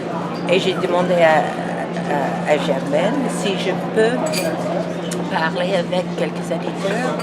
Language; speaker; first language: French; non-native, fluent; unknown